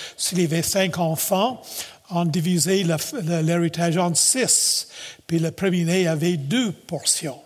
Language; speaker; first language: French; native; French